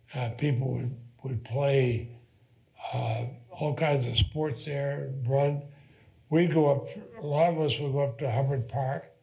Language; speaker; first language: English; native; English